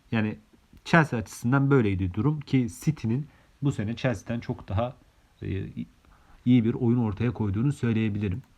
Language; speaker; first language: Turkish; native; Turkish